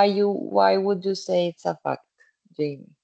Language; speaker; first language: English; non-native, fluent; Spanish